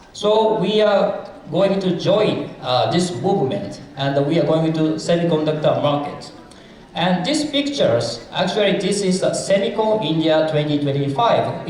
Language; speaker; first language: English; non-native, fluent; Japanese